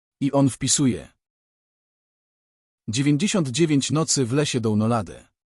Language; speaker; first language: Polish; native; Polish